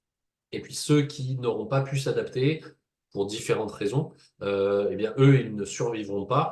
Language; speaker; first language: French; native; French